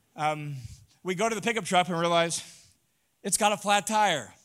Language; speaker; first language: English; native; English